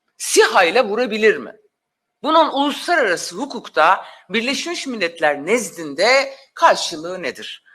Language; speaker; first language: Turkish; non-native, local second language; Kurdish